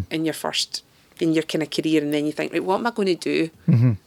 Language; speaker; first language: English; native; English